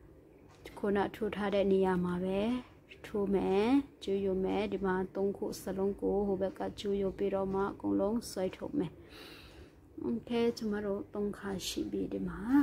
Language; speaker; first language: Burmese; non-native, local second language; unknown